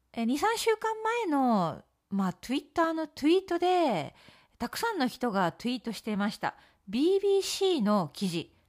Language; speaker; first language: Japanese; native; Japanese